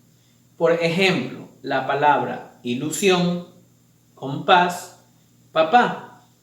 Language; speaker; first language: Spanish; native; Spanish